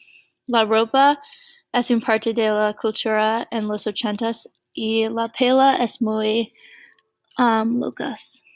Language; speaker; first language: Spanish; non-native, learner; English